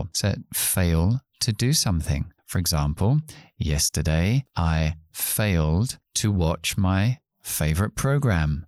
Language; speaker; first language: English; native; English